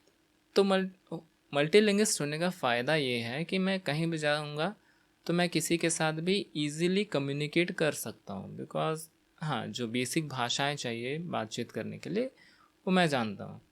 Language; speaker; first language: Hindi; non-native, local second language; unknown